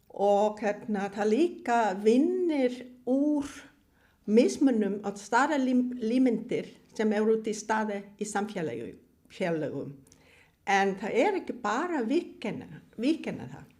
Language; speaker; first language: Icelandic; non-native, fluent; Vietnamese